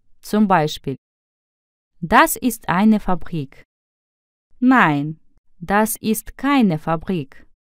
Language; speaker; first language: German; non-native, fluent; Russian